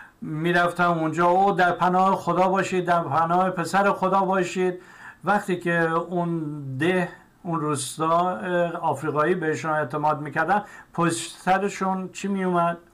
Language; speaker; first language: Persian; native; Persian